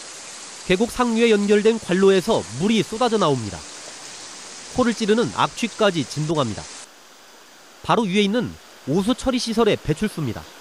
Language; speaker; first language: Korean; native; Korean